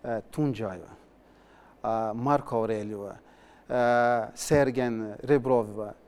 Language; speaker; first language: Turkish; non-native, learner; Portuguese